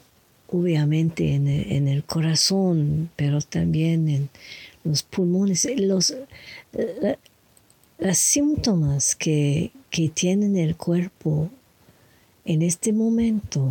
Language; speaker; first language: Spanish; non-native, learner; English